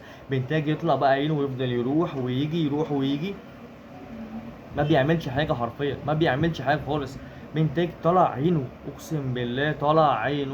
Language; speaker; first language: Arabic; native; Arabic